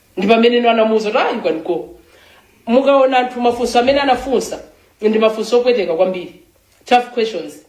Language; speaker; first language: Nyanja; native; Nyanja